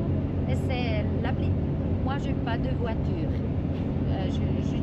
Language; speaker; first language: French; non-native, local second language; German